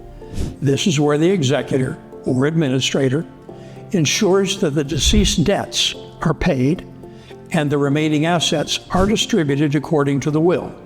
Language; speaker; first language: English; native; English